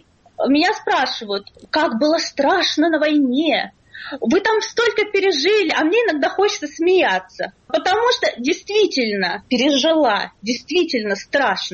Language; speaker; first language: Russian; native; Russian